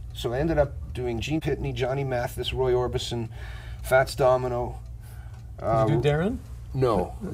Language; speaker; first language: English; native; English